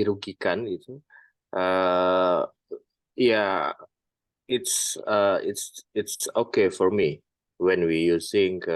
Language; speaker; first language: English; non-native, fluent; Indonesian